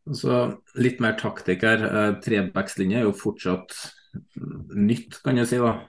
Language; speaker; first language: Norwegian; native; Norwegian